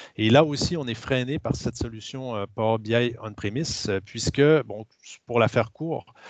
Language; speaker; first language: French; native; French